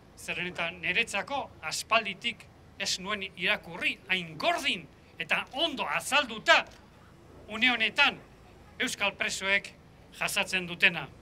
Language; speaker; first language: Basque; native; Basque